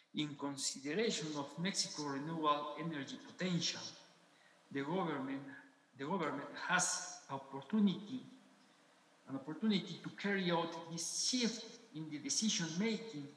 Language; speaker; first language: English; non-native, fluent; Spanish